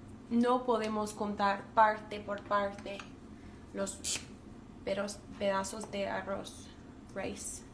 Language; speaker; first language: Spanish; non-native, fluent; English